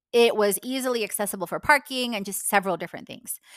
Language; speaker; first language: English; non-native, fluent; Polish